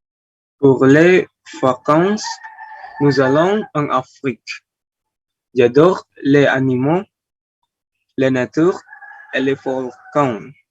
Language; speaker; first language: French; non-native, learner; Indonesian